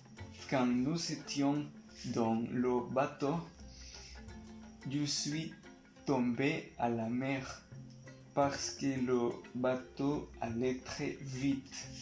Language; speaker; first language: French; non-native, learner; Spanish